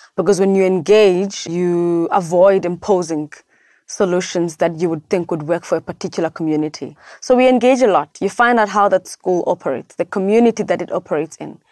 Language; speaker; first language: English; non-native, local second language; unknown